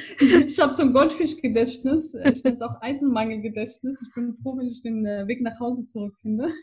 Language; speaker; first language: German; early bilingual, other home language; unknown